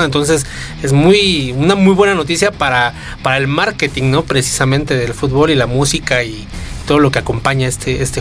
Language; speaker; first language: Spanish; native; Spanish